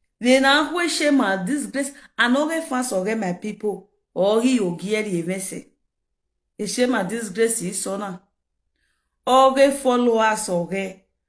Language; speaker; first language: Nigerian Pidgin; non-native, local second language; Yoruba